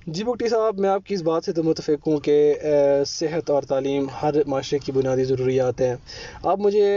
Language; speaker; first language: Urdu; native; Urdu